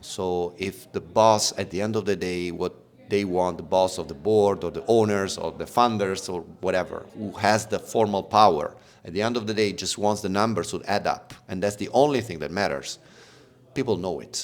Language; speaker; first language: English; non-native, fluent; Italian